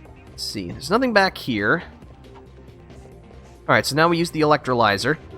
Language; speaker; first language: English; native; English